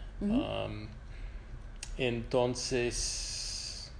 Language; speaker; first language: Spanish; non-native, fluent; English